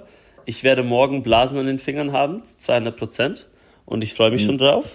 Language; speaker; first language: German; native; German